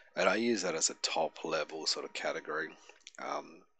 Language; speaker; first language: English; native; English